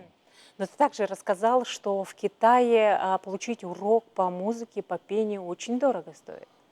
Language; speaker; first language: Russian; native; Russian